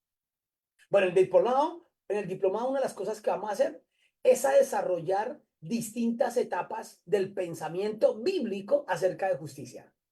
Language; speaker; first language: Spanish; native; Spanish